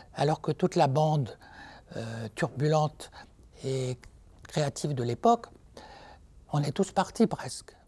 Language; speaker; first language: French; native; French